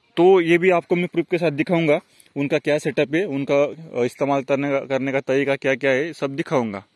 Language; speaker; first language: Hindi; non-native, local second language; Marathi